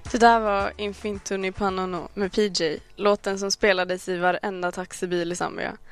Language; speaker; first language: Swedish; early bilingual, other home language; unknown